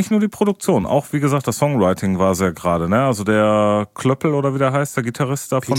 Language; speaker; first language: German; native; German